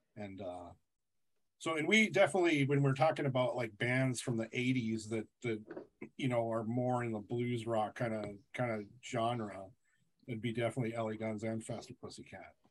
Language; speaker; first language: English; native; English